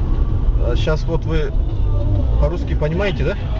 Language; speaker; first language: Russian; non-native, local second language; Kyrgyz